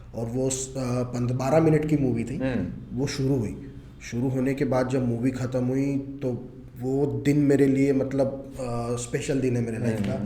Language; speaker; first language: Hindi; non-native, local second language; Marathi